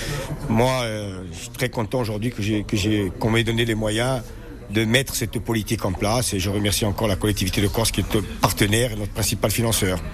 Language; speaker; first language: French; native; French